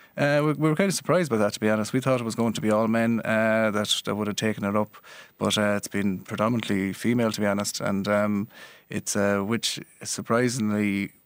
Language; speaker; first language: English; native; English